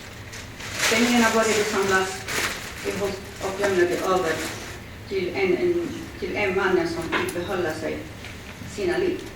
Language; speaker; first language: Swedish; early bilingual, other home language; Assyrian Neo-Aramaic